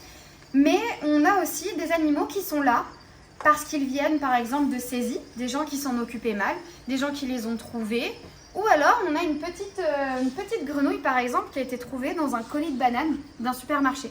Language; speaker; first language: French; native; French